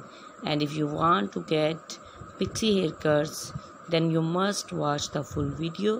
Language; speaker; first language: English; non-native, learner; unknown